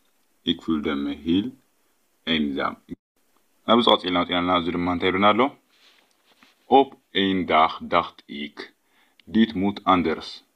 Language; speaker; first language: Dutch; non-native, learner; Tigrinya